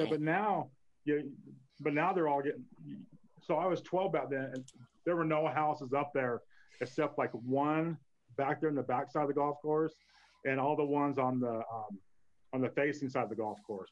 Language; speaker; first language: English; native; English